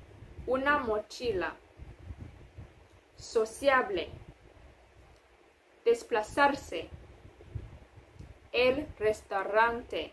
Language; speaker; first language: Spanish; non-native, fluent; English